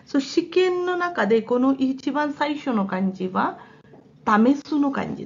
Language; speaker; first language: Japanese; non-native, fluent; Hindi